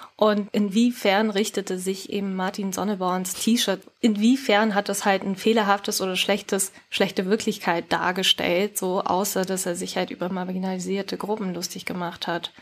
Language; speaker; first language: German; early bilingual, other home language; Japanese